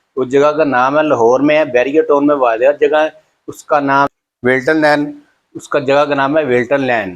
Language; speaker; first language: Urdu; non-native, local second language; Punjabi